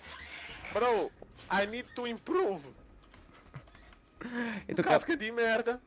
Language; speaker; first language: English; non-native, learner; Portuguese